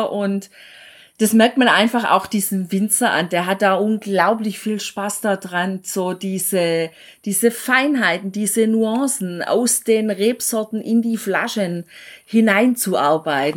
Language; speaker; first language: German; native; German